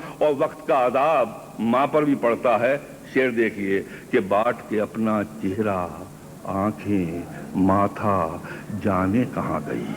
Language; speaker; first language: Urdu; native; Urdu